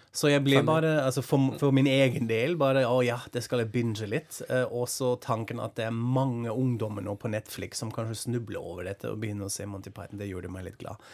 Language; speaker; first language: Norwegian; non-native, fluent; German